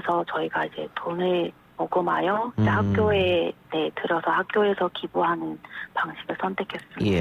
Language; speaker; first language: Korean; non-native, fluent; Chinese